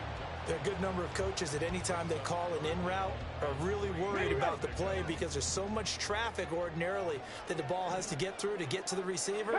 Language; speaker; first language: English; native; English